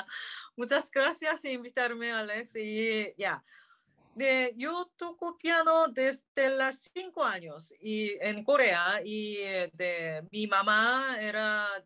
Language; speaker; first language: Spanish; non-native, learner; Korean